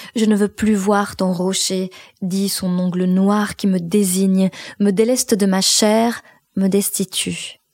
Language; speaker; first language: French; non-native, local second language; Arabic